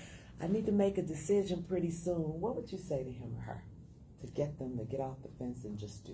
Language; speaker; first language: English; native; English